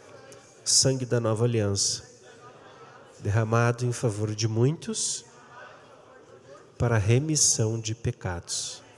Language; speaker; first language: Portuguese; native; Portuguese